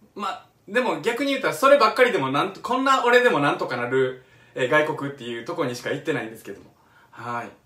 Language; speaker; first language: Japanese; native; Japanese